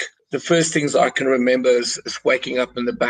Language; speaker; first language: English; non-native, local second language; Afrikaans